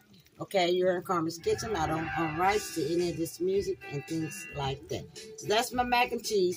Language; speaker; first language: English; native; English